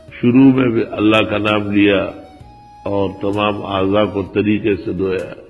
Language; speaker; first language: Urdu; non-native, local second language; Pashto